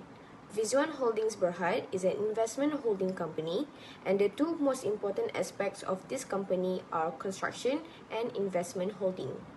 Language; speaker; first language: English; non-native, local second language; Malay